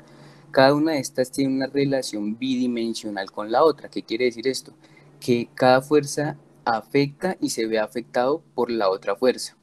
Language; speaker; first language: Spanish; native; Spanish